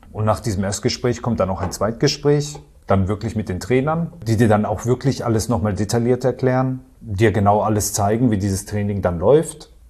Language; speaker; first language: German; native; German